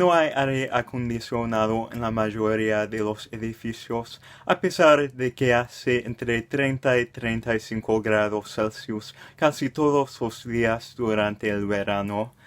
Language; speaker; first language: Spanish; non-native, fluent; English